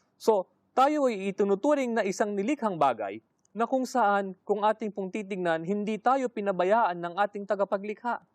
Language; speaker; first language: Filipino; native; Filipino